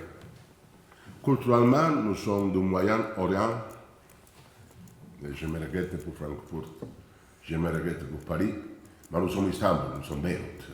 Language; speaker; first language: French; non-native, fluent; Italian